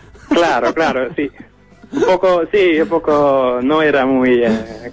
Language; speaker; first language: Spanish; non-native, learner; Dutch